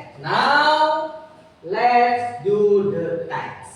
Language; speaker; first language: English; non-native, learner; Indonesian